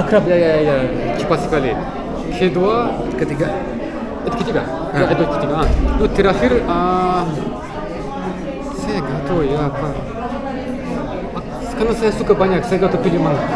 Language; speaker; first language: Indonesian; non-native, fluent; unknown